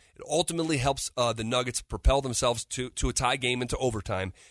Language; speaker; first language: English; native; English